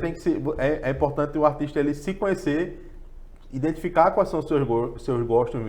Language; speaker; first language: Portuguese; native; Portuguese